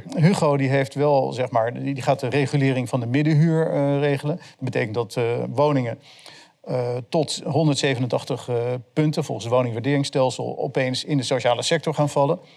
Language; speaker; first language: Dutch; native; Dutch